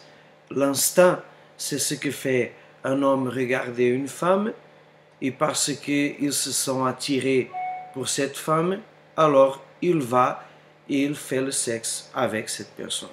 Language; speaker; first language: French; non-native, fluent; Portuguese